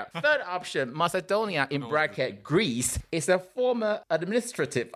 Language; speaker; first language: English; non-native, fluent; Chinese